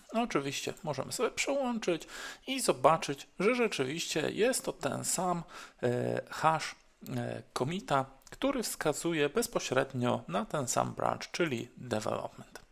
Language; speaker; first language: Polish; native; Polish